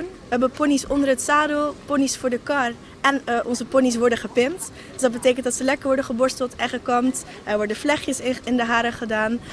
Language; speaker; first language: Dutch; native; Dutch